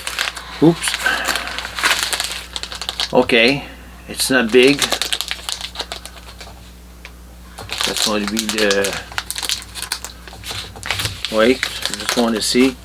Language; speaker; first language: English; non-native, fluent; French